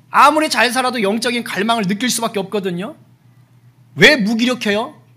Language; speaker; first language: Korean; native; Korean